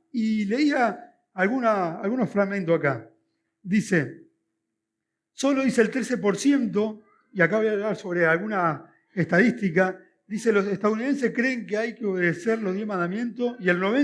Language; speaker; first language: Spanish; native; Spanish